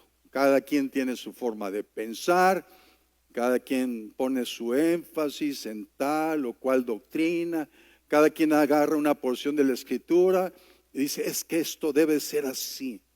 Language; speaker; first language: Spanish; native; Spanish